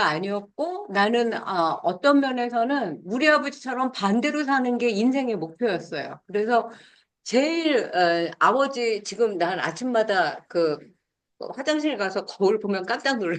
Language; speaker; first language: Korean; native; Korean